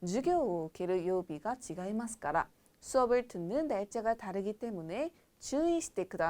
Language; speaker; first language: Japanese; non-native, fluent; Korean